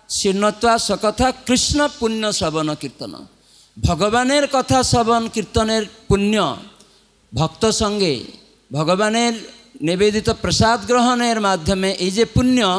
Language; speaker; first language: Bangla; non-native, fluent; Odia